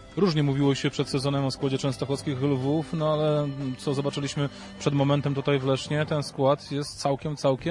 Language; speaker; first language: Polish; native; Polish